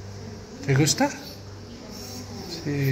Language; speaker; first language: Spanish; non-native, learner; Filipino